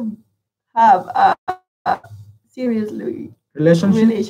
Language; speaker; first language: English; non-native, learner; Spanish